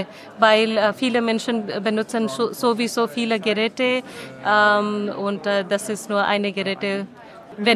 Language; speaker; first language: German; non-native, learner; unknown